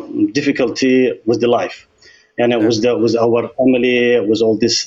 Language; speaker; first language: English; non-native, learner; Azerbaijani